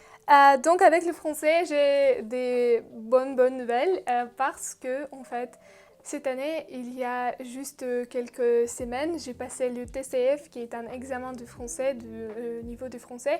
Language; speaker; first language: French; non-native, fluent; Russian